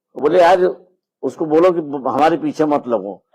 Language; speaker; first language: Hindi; non-native, local second language; Marathi